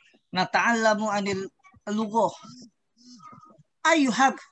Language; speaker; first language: Arabic; non-native, learner; Indonesian